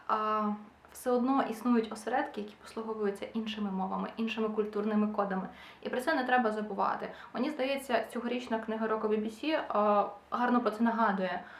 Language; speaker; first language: Ukrainian; non-native, local second language; Russian